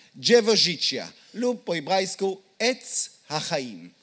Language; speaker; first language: Polish; non-native, learner; Hebrew